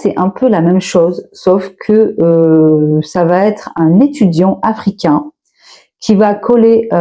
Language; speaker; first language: French; native; French